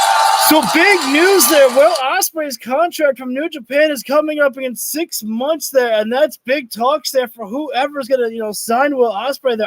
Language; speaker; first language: English; native; English